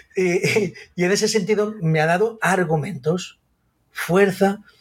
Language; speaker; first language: Spanish; native; Spanish